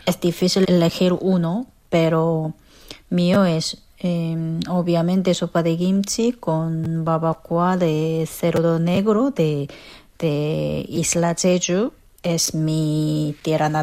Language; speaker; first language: Spanish; non-native, fluent; Korean